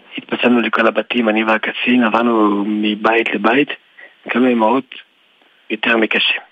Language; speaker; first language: Hebrew; early bilingual, other home language; French